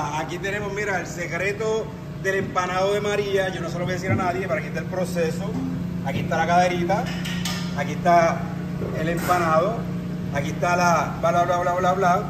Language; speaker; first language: Spanish; native; Spanish